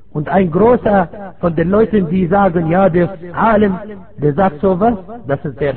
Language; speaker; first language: German; non-native, fluent; Arabic